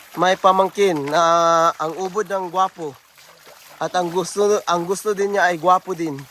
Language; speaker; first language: Filipino; non-native, local second language; Cebuano